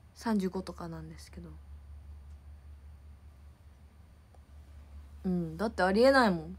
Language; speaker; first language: Japanese; native; Japanese